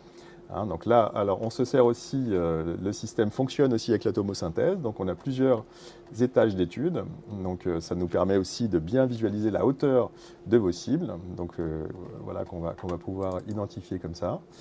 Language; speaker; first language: French; native; French